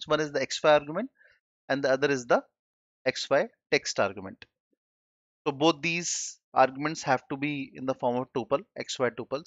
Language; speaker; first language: English; non-native, local second language; Hindi